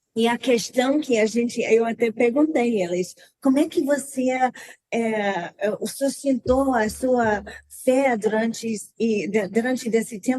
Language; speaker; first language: Portuguese; non-native, learner; English